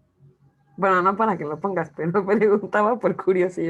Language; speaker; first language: Spanish; native; Spanish